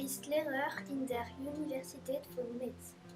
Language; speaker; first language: German; non-native, learner; French